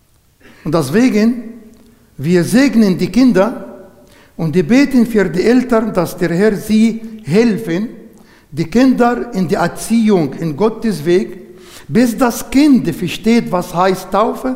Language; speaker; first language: German; non-native, learner; Arabic